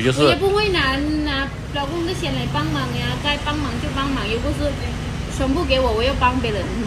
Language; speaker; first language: Chinese; non-native, fluent; Lao